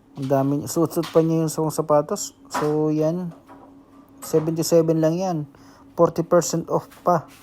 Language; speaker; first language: Filipino; native; Filipino